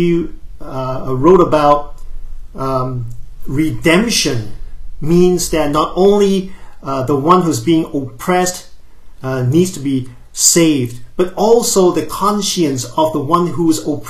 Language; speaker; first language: English; non-native, local second language; Cantonese